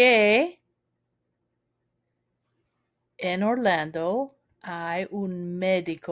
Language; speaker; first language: Spanish; non-native, fluent; English